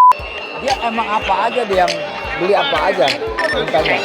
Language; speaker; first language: Indonesian; native; Indonesian